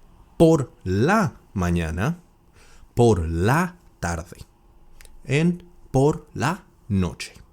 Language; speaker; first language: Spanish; non-native, fluent; English